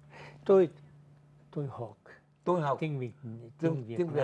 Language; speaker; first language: Vietnamese; non-native, learner; French